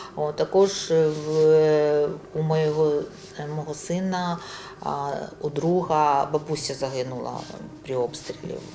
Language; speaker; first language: Ukrainian; non-native, local second language; Russian